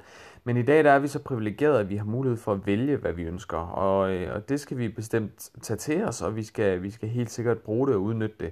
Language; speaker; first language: Danish; native; Danish